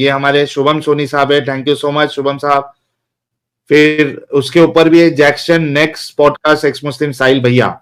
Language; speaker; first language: Hindi; native; Hindi